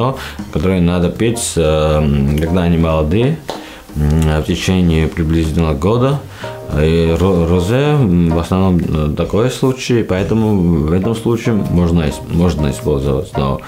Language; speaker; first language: Russian; non-native, learner; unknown